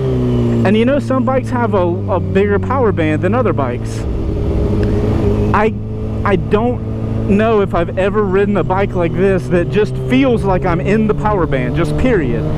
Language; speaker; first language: English; native; English